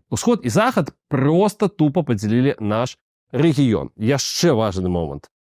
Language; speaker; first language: Belarusian; non-native, local second language; Russian